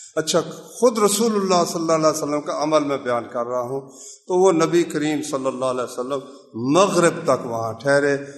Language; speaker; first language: Urdu; non-native, local second language; Punjabi